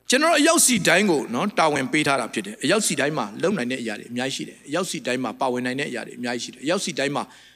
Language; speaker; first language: Burmese; non-native, local second language; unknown